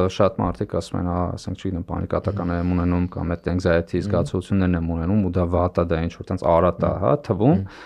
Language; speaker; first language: Armenian; native; Armenian